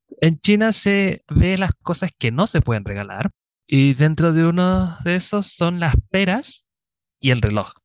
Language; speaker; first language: Spanish; early bilingual, other home language; Chinese